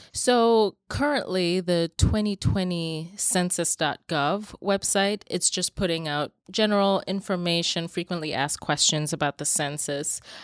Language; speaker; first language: English; native; English